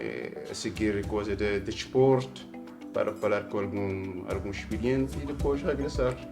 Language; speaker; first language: Portuguese; non-native, local second language; Kabuverdianu